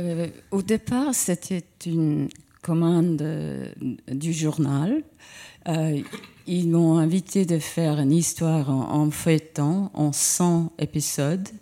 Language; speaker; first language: French; non-native, fluent; English